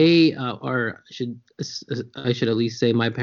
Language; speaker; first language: English; native; English